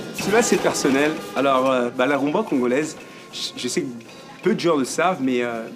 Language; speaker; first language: French; native; French